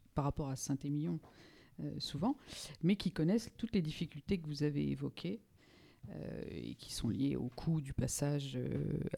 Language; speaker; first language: French; native; French